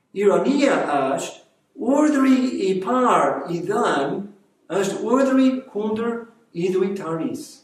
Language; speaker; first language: Albanian; non-native, fluent; English